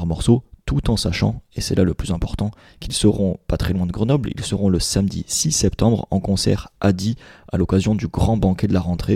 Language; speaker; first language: French; native; French